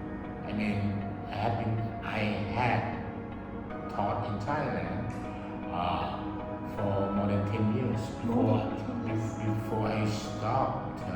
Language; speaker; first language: English; early bilingual, other home language; Thai